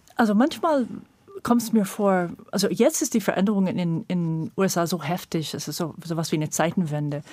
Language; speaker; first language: German; non-native, fluent; English